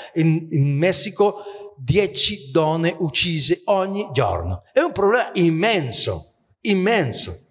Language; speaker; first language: Italian; non-native, fluent; Spanish